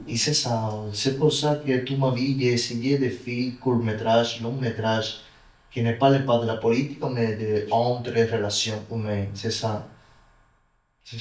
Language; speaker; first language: French; non-native, learner; Spanish